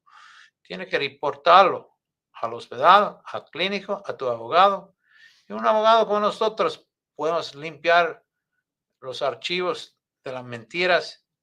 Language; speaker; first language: Spanish; non-native, fluent; English